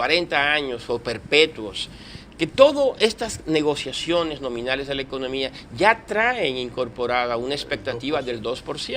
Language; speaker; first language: Spanish; native; Spanish